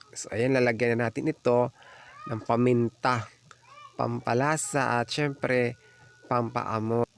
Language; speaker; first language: Filipino; non-native, local second language; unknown